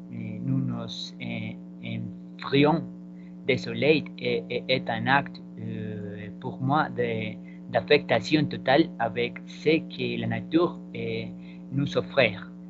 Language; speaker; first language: French; non-native, learner; Spanish